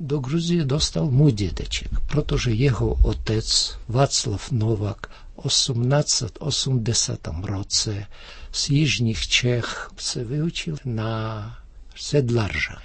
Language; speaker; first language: Czech; early bilingual, heritage; Czech